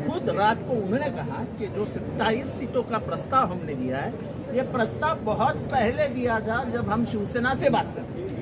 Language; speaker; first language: Hindi; non-native, local second language; Marathi